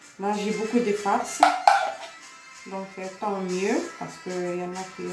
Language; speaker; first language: French; non-native, local second language; Arabic